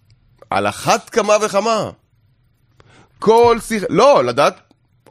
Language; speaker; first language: Hebrew; native; Hebrew